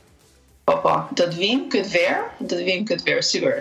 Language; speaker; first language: Albanian; native; Albanian